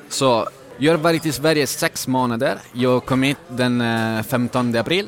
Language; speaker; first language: Swedish; non-native, learner; Italian